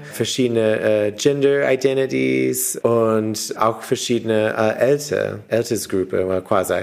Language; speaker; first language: German; non-native, learner; English